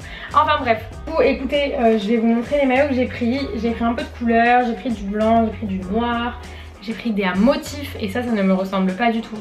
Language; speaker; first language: French; native; French